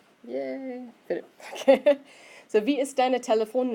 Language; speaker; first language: German; non-native, fluent; English